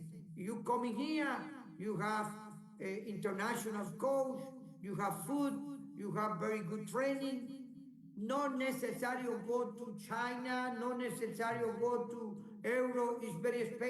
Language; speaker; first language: English; non-native, learner; Spanish